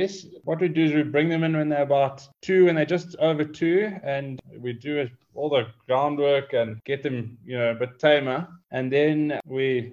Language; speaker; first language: English; native; English